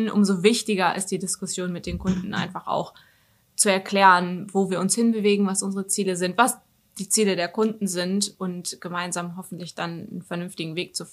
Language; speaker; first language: German; native; German